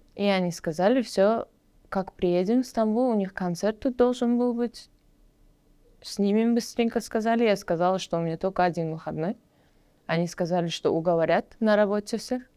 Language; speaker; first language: Russian; non-native, local second language; Uzbek